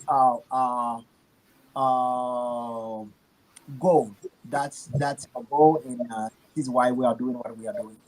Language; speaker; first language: English; non-native, learner; Haitian Creole